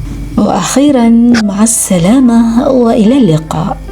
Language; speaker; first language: Arabic; non-native, fluent; Malay